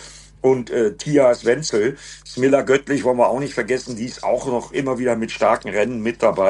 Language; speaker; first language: German; native; German